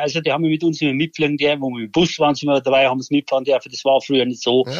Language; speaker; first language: German; native; German